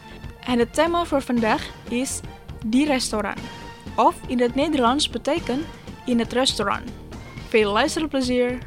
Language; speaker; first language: Dutch; non-native, learner; Indonesian